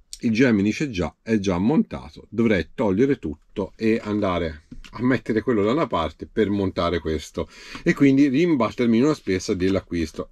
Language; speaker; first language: Italian; native; Italian